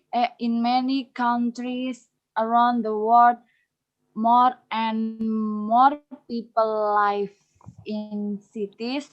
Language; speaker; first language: English; non-native, learner; Indonesian